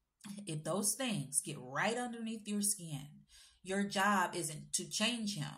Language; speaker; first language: English; native; English